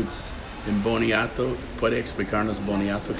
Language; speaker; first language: Spanish; non-native, fluent; English